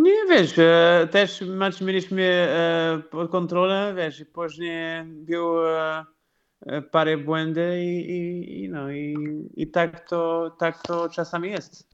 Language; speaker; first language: Polish; non-native, fluent; Portuguese